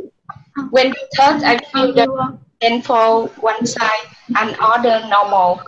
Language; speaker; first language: English; non-native, learner; Vietnamese